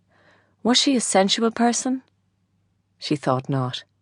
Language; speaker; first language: English; native; English